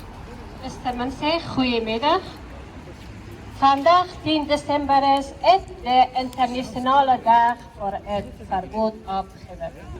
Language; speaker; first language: Dutch; non-native, fluent; Persian